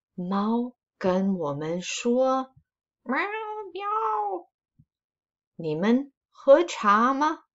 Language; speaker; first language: Chinese; non-native, fluent; English